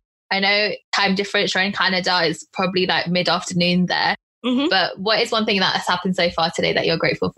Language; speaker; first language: English; early bilingual, other home language; Punjabi